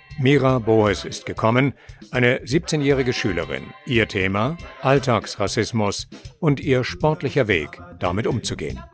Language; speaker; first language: German; native; German